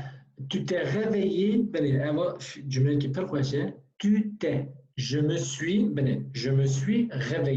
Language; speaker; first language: French; non-native, fluent; Kurdish